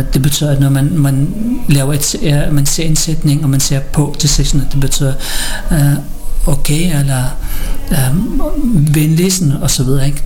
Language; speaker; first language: Danish; non-native, fluent; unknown